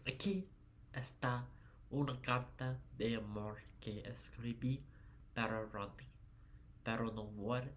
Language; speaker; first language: Spanish; non-native, learner; English